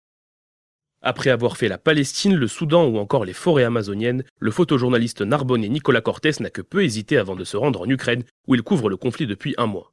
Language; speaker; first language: French; native; French